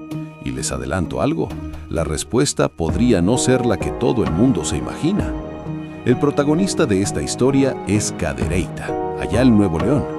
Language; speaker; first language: Spanish; native; Spanish